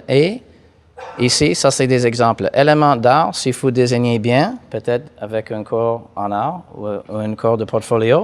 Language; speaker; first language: French; non-native, fluent; English